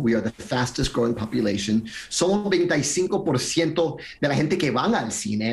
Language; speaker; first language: Spanish; early bilingual, heritage; Spanish